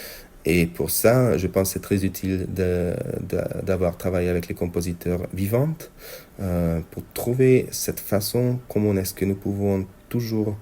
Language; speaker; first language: French; non-native, fluent; Hungarian